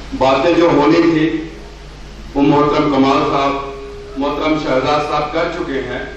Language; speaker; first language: Urdu; native; Urdu